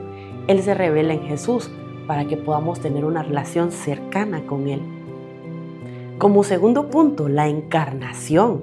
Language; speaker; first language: Spanish; native; Spanish